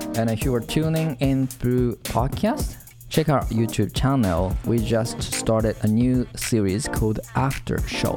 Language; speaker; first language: English; non-native, fluent; Japanese